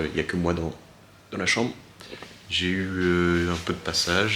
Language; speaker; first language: French; native; French